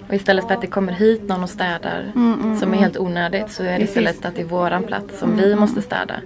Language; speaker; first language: Swedish; native; Swedish